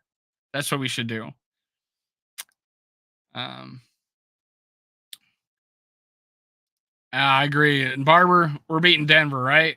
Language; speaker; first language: English; native; English